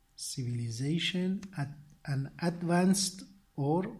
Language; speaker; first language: English; non-native, fluent; Persian